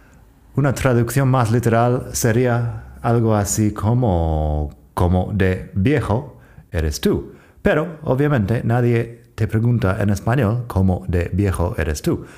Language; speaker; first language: Spanish; non-native, fluent; English